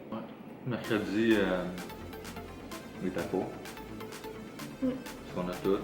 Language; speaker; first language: French; native; French